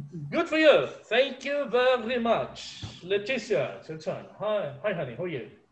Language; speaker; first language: English; non-native, fluent; Portuguese